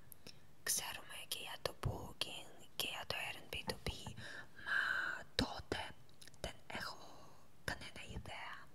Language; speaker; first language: Greek; non-native, learner; Ukrainian